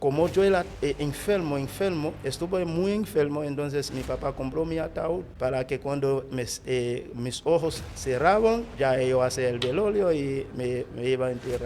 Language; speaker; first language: Spanish; non-native, fluent; Haitian Creole